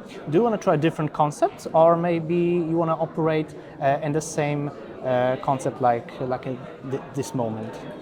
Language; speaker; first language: English; non-native, fluent; Polish